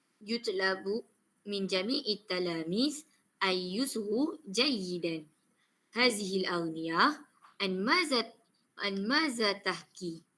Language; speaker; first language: Arabic; non-native, learner; Malay